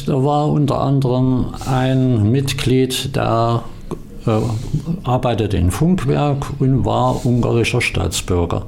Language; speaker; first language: German; native; German